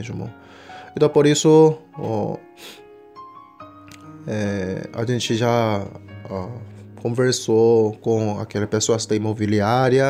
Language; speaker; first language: Portuguese; non-native, fluent; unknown